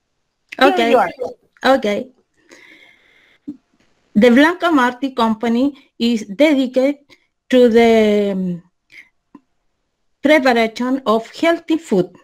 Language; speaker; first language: English; non-native, learner; Spanish